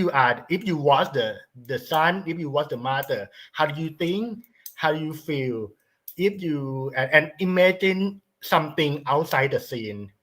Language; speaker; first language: English; non-native, learner; Thai